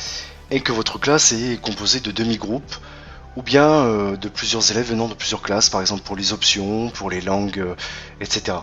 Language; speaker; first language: French; native; French